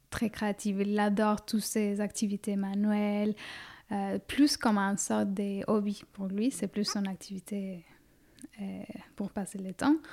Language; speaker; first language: French; non-native, fluent; Spanish